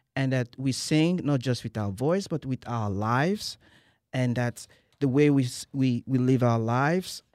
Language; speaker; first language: English; non-native, local second language; Igbo